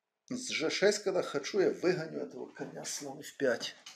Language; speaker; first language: Russian; non-native, local second language; Ukrainian